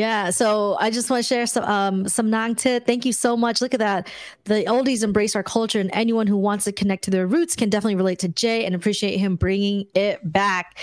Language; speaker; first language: English; early bilingual, other home language; Khmer